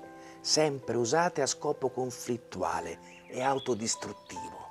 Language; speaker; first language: Italian; native; Italian